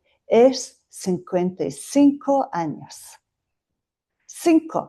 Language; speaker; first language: Spanish; non-native, fluent; Mongolian